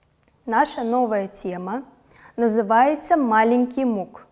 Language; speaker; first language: Russian; non-native, local second language; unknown